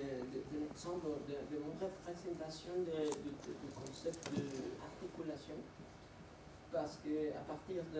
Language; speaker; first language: French; non-native, learner; Spanish